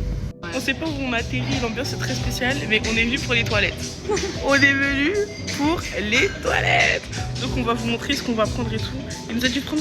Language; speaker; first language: French; native; French